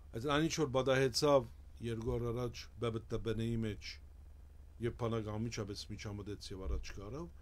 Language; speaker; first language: Armenian; early bilingual, heritage; Armenian